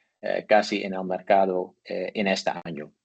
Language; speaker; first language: Spanish; non-native, learner; Dutch